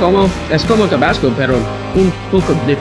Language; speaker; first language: Spanish; non-native, learner; English